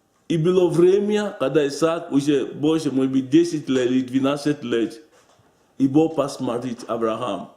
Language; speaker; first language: Russian; non-native, learner; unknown